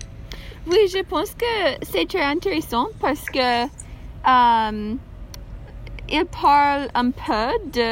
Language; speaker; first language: French; non-native, learner; English